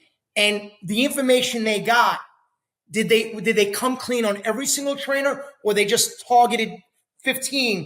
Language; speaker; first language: English; native; English